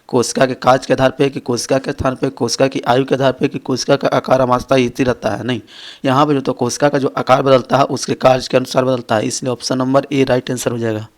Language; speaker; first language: Hindi; native; Hindi